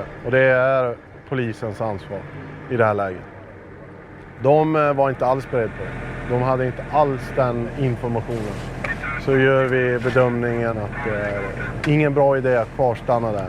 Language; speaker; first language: Swedish; native; Swedish